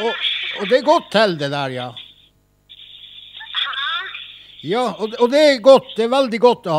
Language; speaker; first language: Norwegian; native; Norwegian